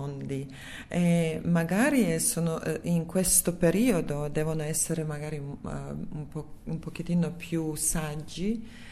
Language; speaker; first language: Italian; non-native, fluent; Serbian